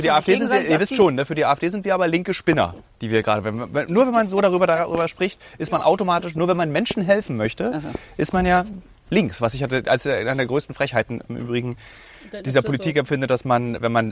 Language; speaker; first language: German; native; German